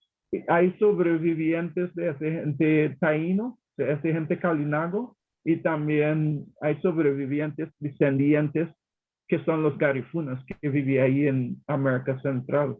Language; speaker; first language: Spanish; non-native, learner; English